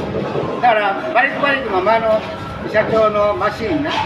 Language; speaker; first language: Japanese; non-native, learner; Filipino